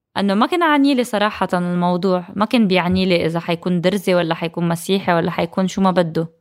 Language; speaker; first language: Arabic; native; Arabic